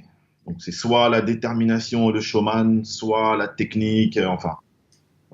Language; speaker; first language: French; native; French